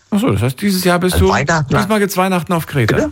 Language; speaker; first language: German; native; German